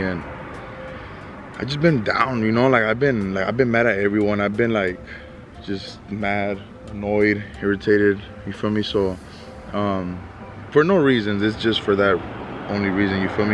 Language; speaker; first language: English; early bilingual, other home language; Spanish